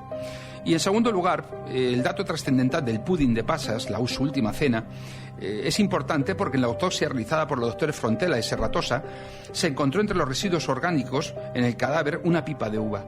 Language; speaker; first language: Spanish; native; Spanish